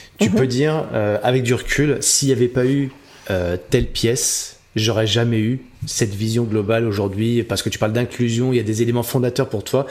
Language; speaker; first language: French; native; French